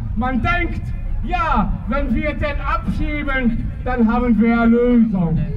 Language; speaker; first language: German; non-native, learner; Arabic